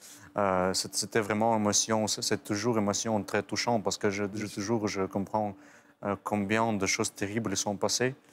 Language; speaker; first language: French; non-native, fluent; Ukrainian